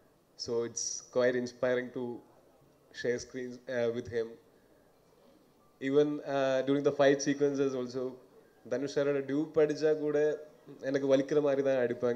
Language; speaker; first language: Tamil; non-native, learner; Malayalam